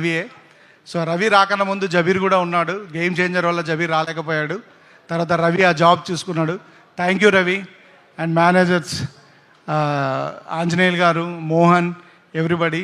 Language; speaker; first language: Telugu; native; Telugu